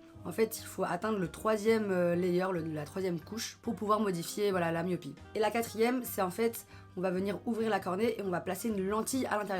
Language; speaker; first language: French; native; French